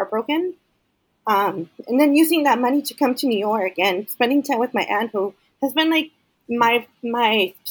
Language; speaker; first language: English; early bilingual, other home language; Spanish